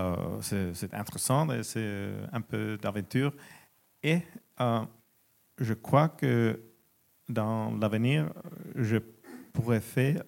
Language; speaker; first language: French; non-native, learner; Finnish